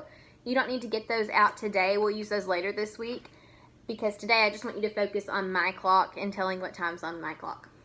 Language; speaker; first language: English; native; English